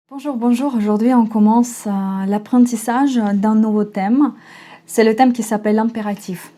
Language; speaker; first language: French; non-native, fluent; Russian